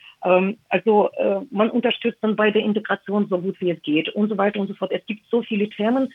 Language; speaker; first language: German; non-native, fluent; Russian